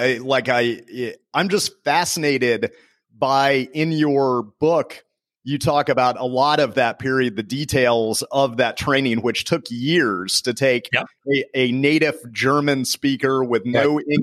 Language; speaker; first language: English; native; English